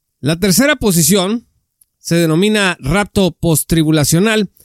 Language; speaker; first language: Spanish; native; Spanish